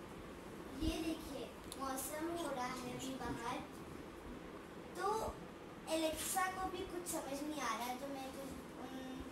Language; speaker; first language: Hindi; native; Hindi